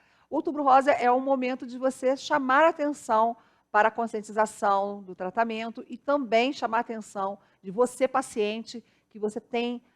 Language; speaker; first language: Portuguese; native; Portuguese